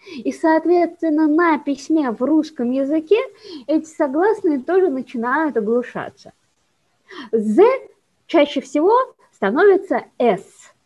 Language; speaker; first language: Russian; native; Russian